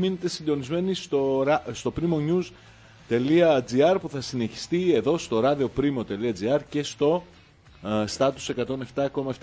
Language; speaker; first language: Greek; native; Greek